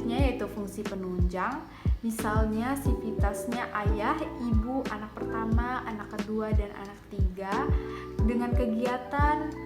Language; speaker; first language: Indonesian; native; Indonesian